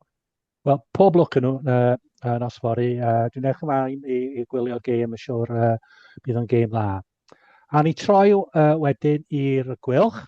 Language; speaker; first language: Welsh; non-native, local second language; English